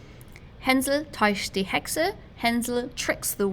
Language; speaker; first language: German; non-native, fluent; English